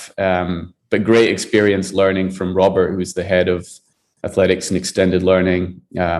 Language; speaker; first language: English; native; English